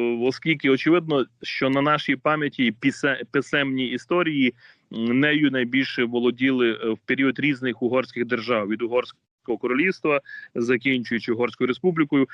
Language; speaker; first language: Ukrainian; native; Ukrainian